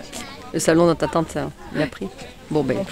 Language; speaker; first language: French; native; French